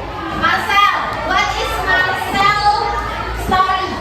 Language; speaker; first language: English; non-native, learner; Indonesian